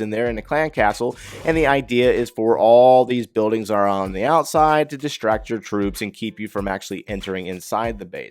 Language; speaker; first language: English; native; English